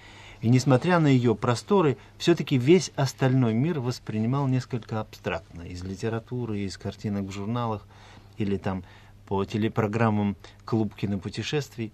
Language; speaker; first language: Russian; native; Russian